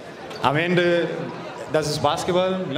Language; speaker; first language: German; non-native, fluent; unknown